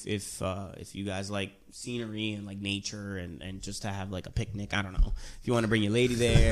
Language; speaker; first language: English; early bilingual, other home language; Spanish